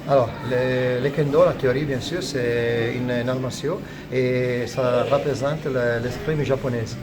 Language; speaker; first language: French; non-native, fluent; Italian